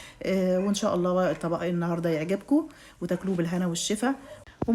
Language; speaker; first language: Arabic; native; Arabic